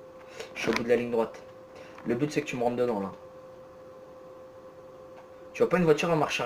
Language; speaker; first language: French; native; French